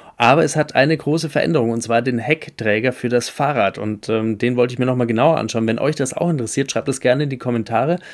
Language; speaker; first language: German; native; German